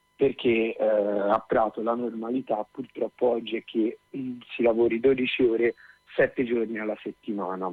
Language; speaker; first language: Italian; native; Italian